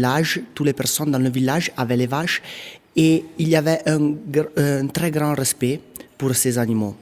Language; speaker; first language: French; non-native, local second language; Italian